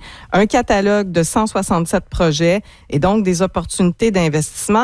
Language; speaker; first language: French; native; French